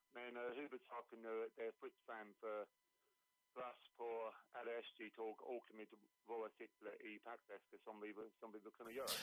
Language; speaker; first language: Swedish; non-native, fluent; English